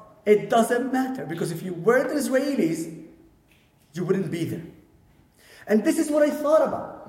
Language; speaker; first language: English; non-native, fluent; Arabic